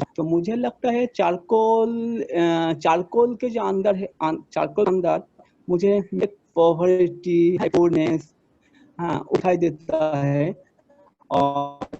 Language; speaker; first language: Hindi; non-native, local second language; Bangla